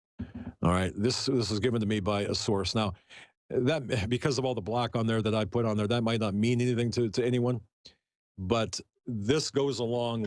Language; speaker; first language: English; native; English